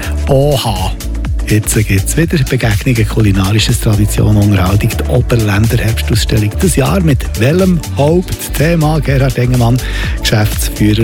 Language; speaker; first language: German; native; German